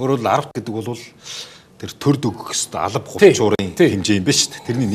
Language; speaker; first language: Mongolian; native; Mongolian